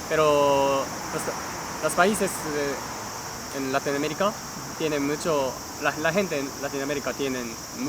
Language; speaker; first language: Spanish; non-native, learner; Japanese